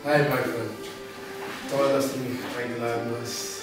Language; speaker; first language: German; non-native, fluent; Papiamento